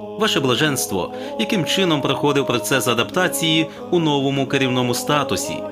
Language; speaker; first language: Ukrainian; native; Ukrainian